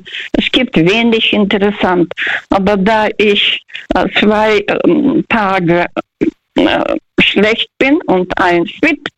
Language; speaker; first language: German; non-native, fluent; Russian